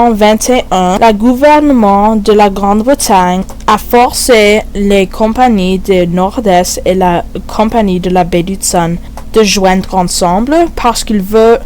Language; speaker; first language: French; non-native, learner; English